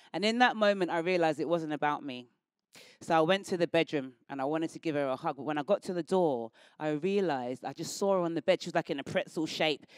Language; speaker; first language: English; native; English